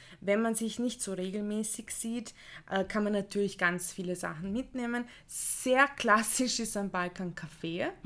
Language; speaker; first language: German; early bilingual, other home language; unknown